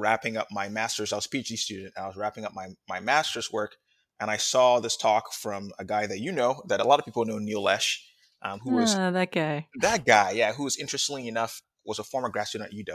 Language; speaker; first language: English; non-native, local second language; Akan